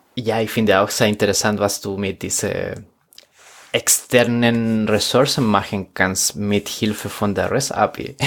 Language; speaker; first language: German; non-native, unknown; Spanish